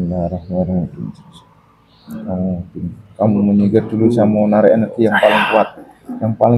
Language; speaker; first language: Indonesian; native; Indonesian